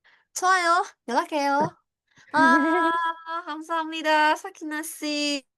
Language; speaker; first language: Korean; non-native, fluent; Indonesian